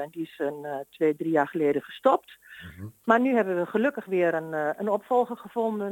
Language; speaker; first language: Dutch; native; Dutch